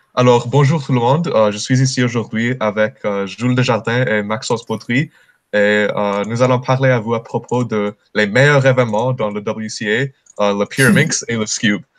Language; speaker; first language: French; non-native, learner; English